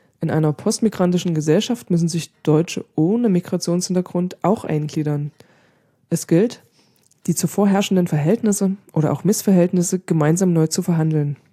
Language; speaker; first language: German; native; German